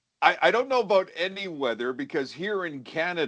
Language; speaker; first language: English; native; English